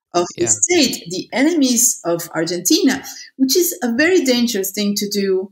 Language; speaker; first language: English; non-native, fluent; Spanish